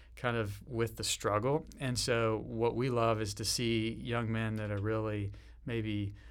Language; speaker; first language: English; native; English